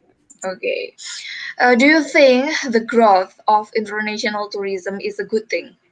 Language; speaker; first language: English; non-native, fluent; Indonesian